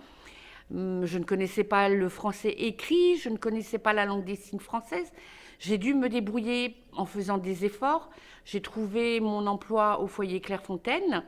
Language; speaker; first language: French; native; French